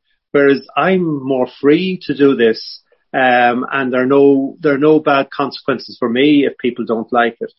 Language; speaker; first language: English; native; English